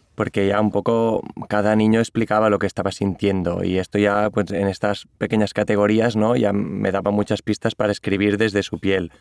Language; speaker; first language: Spanish; non-native, local second language; Catalan